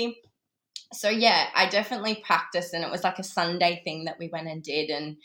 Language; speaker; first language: English; native; English